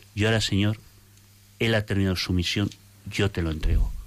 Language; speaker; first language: Spanish; native; Spanish